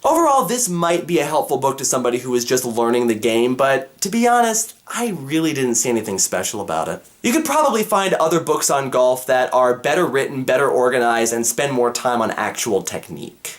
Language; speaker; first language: English; native; English